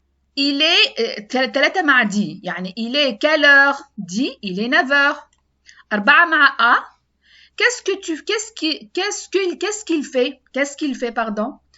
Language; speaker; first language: French; non-native, learner; Arabic